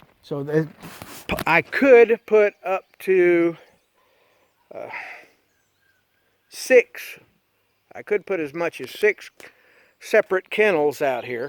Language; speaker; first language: English; native; English